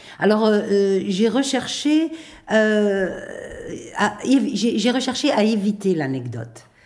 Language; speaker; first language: French; native; French